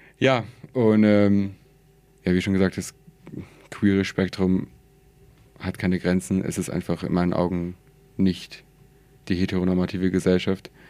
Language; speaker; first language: German; early bilingual, other home language; Persian